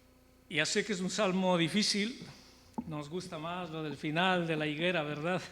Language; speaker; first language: Spanish; native; Spanish